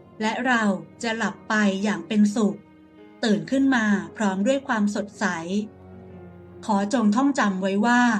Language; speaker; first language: Thai; native; Thai